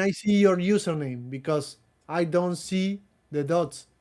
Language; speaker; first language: English; non-native, learner; Portuguese